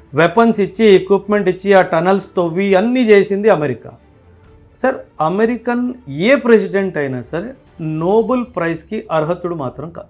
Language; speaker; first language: Telugu; non-native, local second language; Punjabi